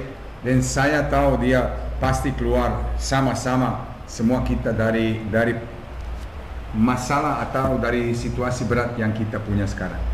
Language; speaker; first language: Indonesian; non-native, fluent; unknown